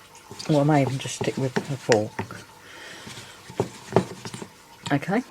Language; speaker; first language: English; native; English